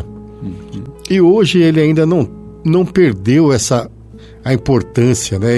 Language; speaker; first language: Portuguese; native; Portuguese